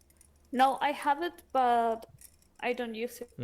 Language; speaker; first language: English; non-native, learner; Spanish